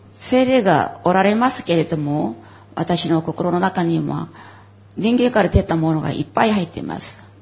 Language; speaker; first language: Japanese; non-native, fluent; Korean